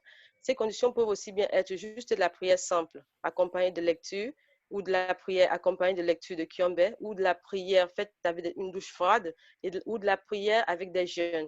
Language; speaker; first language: French; native; French